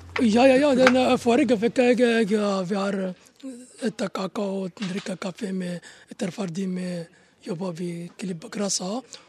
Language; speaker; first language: Norwegian; non-native, learner; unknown